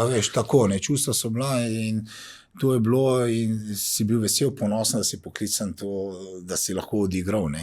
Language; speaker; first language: Slovenian; early bilingual, other home language; Bosnian